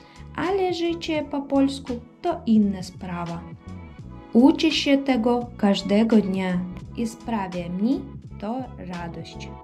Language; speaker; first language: Polish; early bilingual, heritage; Polish